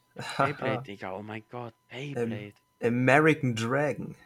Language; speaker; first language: German; early bilingual, other home language; Spanish